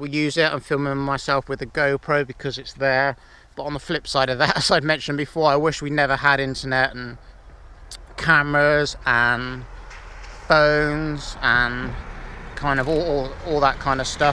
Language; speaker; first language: English; native; English